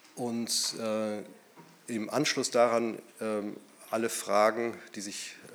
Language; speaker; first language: German; native; German